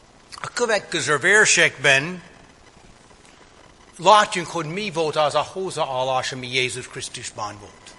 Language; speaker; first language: Hungarian; non-native, fluent; English